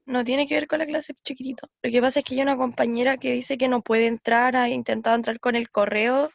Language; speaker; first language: Spanish; native; Spanish